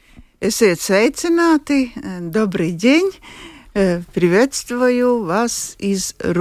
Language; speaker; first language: Russian; non-native, local second language; Latvian